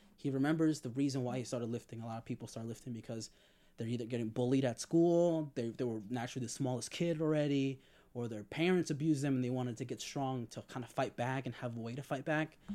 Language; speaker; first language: English; native; English